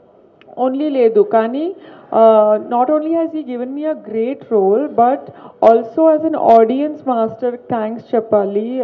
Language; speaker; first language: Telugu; non-native, local second language; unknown